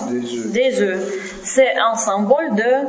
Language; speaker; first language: French; non-native, fluent; Russian